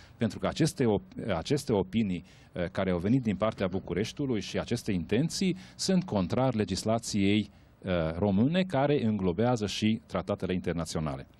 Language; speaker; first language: Romanian; non-native, local second language; Hungarian